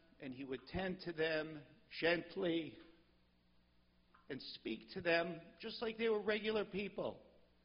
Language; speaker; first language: English; native; English